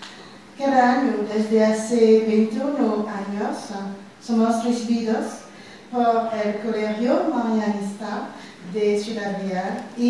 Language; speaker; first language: Spanish; non-native, learner; French